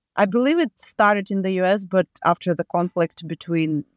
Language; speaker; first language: English; non-native, fluent; Latvian